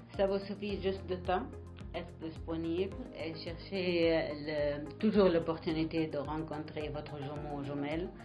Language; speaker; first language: French; non-native, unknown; Arabic